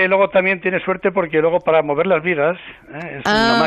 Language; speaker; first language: Spanish; native; Spanish